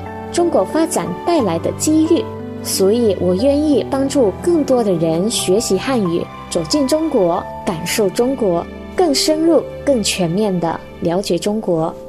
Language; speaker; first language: Chinese; non-native, fluent; Indonesian